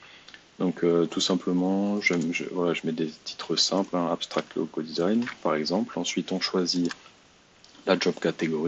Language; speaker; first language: French; native; French